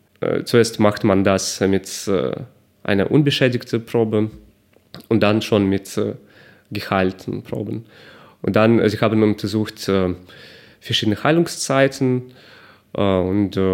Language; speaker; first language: German; non-native, fluent; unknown